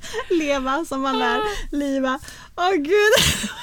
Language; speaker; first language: Swedish; native; Swedish